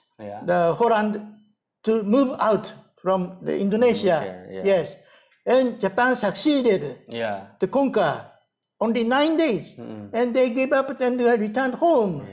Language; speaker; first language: English; non-native, learner; Japanese